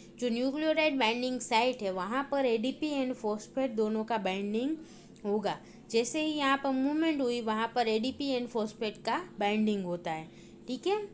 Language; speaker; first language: Hindi; non-native, local second language; Gujarati